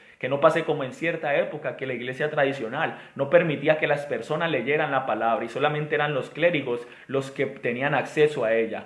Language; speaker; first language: Spanish; native; Spanish